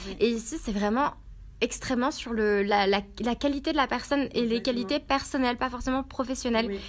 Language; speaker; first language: French; native; French